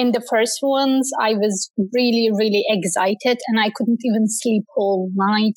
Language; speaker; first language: English; non-native, fluent; Turkish